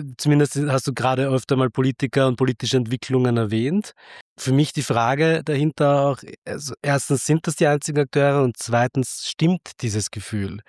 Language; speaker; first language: German; early bilingual, other home language; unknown